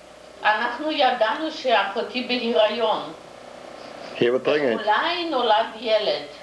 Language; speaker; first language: Hebrew; non-native, fluent; Yiddish